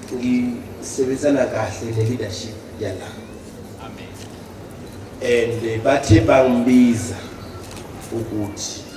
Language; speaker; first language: Zulu; non-native, local second language; Southern Sotho